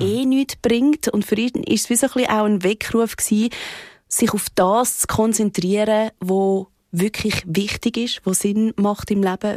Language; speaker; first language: German; native; German